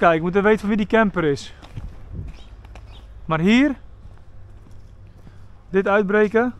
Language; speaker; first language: Dutch; native; Dutch